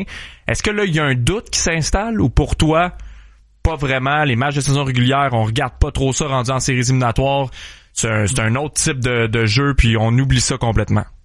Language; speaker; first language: French; native; French